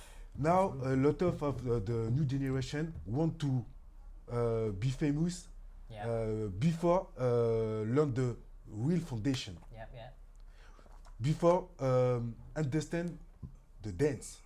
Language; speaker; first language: English; non-native, learner; French